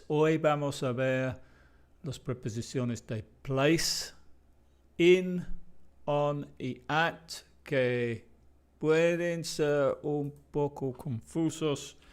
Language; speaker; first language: Spanish; non-native, fluent; English